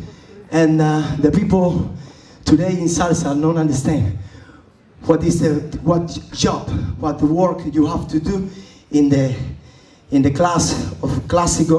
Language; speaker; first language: English; non-native, learner; Spanish